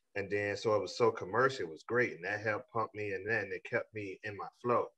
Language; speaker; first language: English; native; English